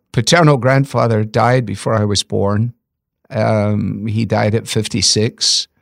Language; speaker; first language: English; native; English